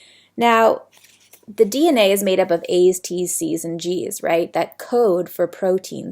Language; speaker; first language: English; native; English